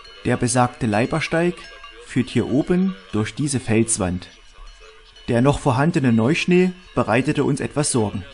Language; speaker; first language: German; native; German